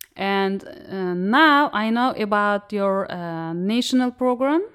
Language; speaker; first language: English; non-native, fluent; Uzbek